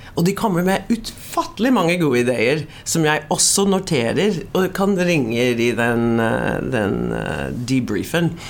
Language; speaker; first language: Norwegian; non-native, fluent; English